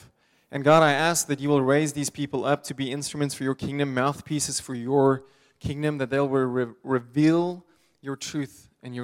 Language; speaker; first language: English; non-native, local second language; Afrikaans